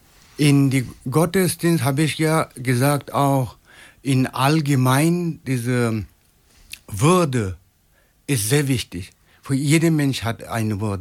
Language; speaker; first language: German; non-native, fluent; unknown